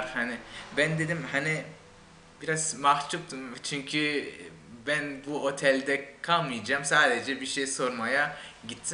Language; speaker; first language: Turkish; non-native, fluent; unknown